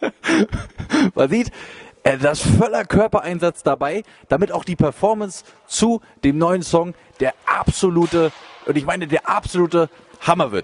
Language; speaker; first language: German; native; German